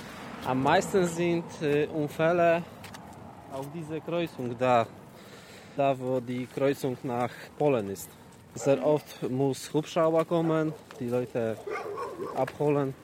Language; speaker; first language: German; non-native, learner; Polish